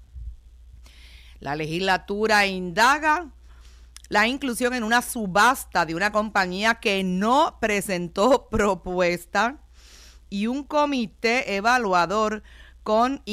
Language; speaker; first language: Spanish; native; Spanish